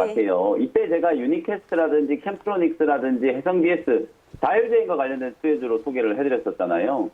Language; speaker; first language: Korean; native; Korean